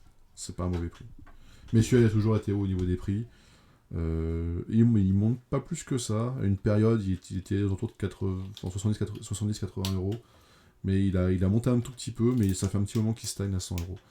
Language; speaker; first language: French; native; French